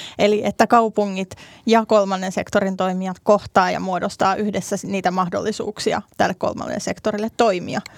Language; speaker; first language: Finnish; native; Finnish